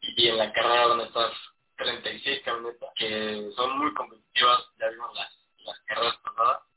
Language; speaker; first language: Spanish; native; Spanish